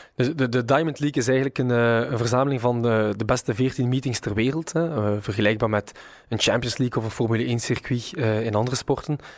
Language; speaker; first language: Dutch; native; Dutch